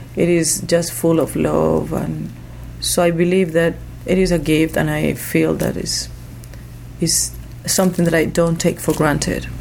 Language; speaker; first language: English; non-native, fluent; Spanish